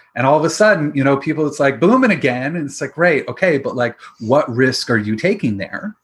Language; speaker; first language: English; native; English